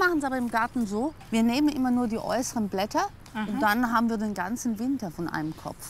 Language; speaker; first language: German; native; German